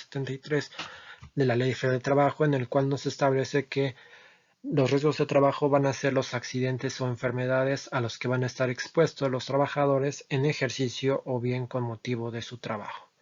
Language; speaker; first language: Spanish; native; Spanish